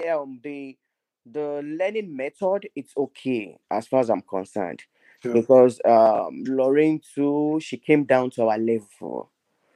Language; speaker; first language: English; non-native, local second language; Yoruba